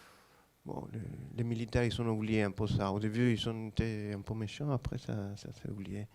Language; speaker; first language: French; non-native, fluent; Spanish